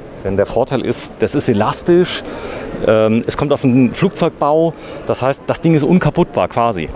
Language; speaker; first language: German; native; German